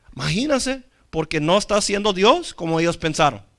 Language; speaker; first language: Spanish; non-native, fluent; English